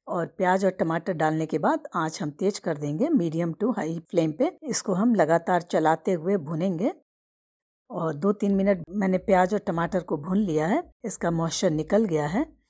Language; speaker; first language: Hindi; native; Hindi